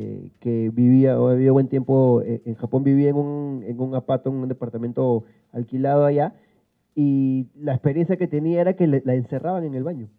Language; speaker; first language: Spanish; native; Spanish